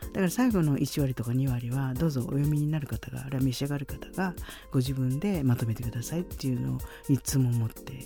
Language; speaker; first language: Japanese; native; Japanese